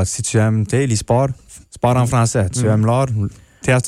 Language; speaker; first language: French; non-native, local second language; English